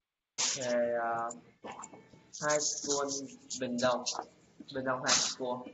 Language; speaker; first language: English; non-native, learner; Vietnamese